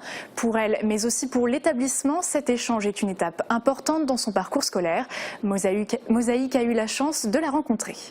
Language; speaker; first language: French; native; French